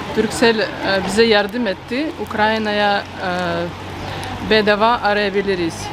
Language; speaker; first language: Turkish; non-native, learner; Ukrainian